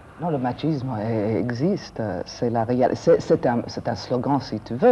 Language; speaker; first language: French; non-native, fluent; English